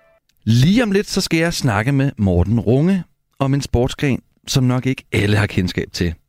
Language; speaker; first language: Danish; native; Danish